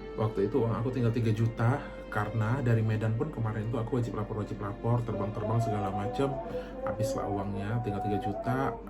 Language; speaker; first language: Indonesian; native; Indonesian